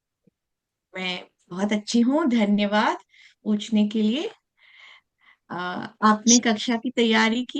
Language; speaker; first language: Hindi; non-native, fluent; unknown